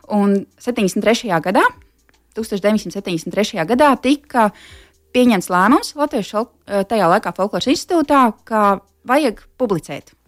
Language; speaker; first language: Latvian; native; Latvian